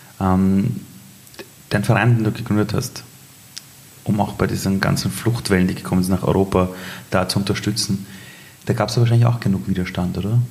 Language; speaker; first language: German; early bilingual, other home language; Persian